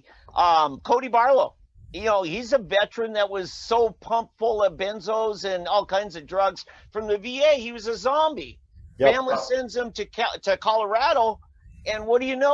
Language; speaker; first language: English; native; English